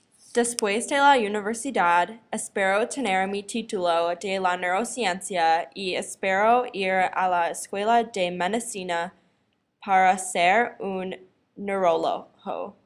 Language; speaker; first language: Spanish; non-native, learner; English